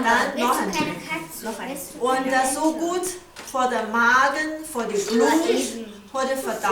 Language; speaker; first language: German; non-native, learner; Mongolian